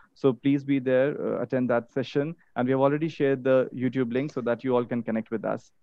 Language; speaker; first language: English; non-native, local second language; Hindi